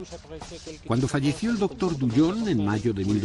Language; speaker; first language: Spanish; native; Spanish